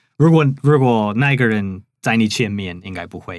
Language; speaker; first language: Chinese; non-native, fluent; English